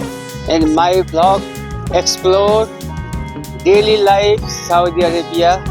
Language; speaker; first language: English; non-native, learner; Nepali